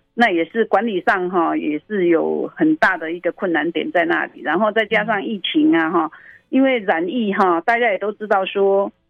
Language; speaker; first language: Chinese; native; Chinese